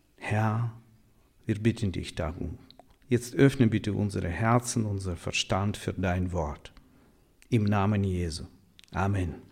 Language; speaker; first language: German; non-native, fluent; Russian